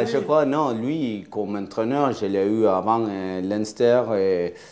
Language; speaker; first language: French; non-native, fluent; Spanish